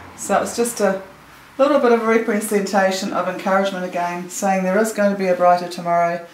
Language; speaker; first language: English; native; English